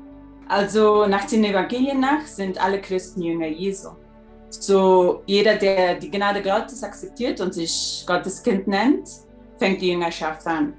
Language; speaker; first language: German; early bilingual, heritage; German